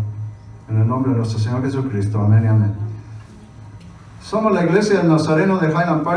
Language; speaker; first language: Spanish; native; Spanish